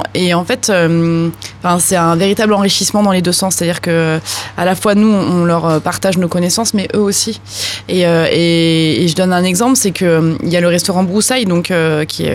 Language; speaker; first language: French; native; French